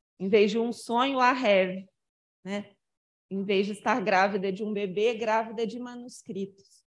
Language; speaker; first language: Portuguese; native; Portuguese